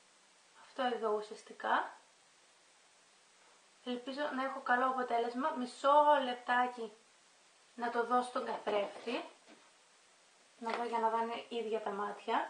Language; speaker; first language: Greek; native; Greek